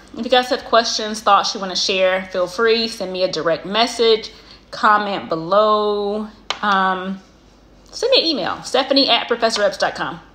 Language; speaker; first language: English; native; English